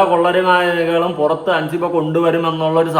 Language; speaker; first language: Malayalam; native; Malayalam